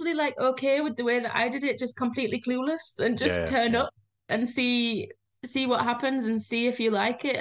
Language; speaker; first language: English; native; English